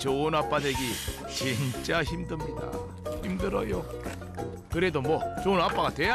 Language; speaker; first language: Korean; native; Korean